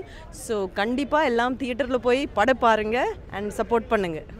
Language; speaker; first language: Tamil; non-native, fluent; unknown